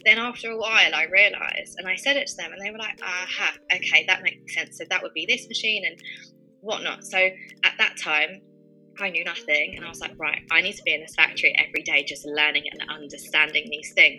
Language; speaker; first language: English; native; English